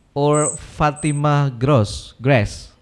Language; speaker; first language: English; non-native, local second language; Indonesian